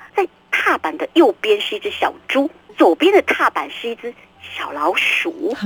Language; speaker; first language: Chinese; native; Chinese